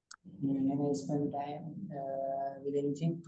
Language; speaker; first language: English; non-native, learner; Urdu